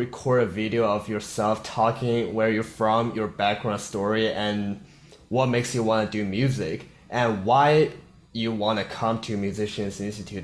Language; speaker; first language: English; non-native, fluent; Korean